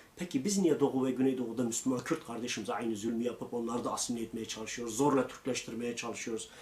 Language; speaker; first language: Turkish; non-native, local second language; Kurdish